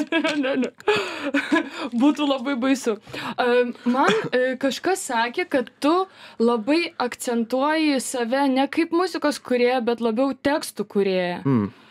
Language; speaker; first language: Lithuanian; native; Lithuanian